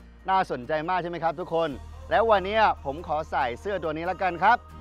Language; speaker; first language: Thai; non-native, fluent; Chinese